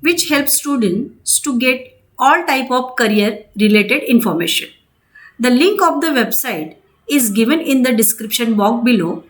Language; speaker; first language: English; non-native, local second language; Marathi